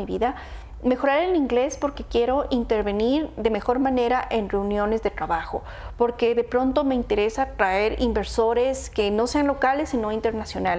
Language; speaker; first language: Spanish; native; Spanish